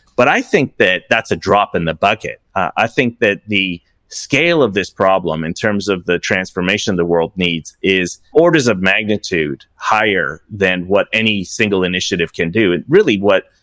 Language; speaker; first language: English; early bilingual, other home language; Persian